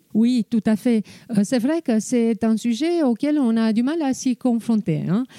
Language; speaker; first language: French; non-native, fluent; Romanian